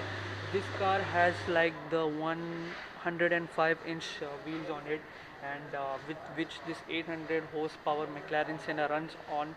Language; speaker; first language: English; non-native, fluent; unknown